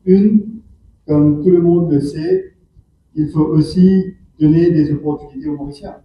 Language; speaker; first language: French; non-native, local second language; Morisyen